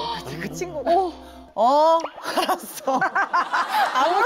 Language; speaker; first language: Korean; native; Korean